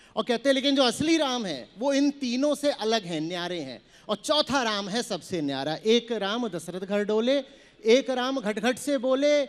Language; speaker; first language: Hindi; native; Hindi